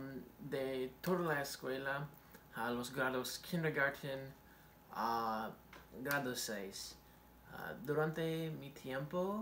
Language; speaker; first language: Spanish; non-native, learner; English